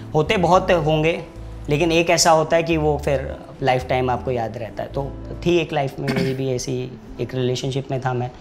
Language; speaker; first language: Hindi; native; Hindi